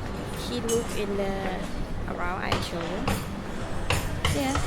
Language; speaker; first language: English; non-native, learner; Thai